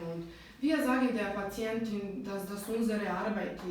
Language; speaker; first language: German; non-native, fluent; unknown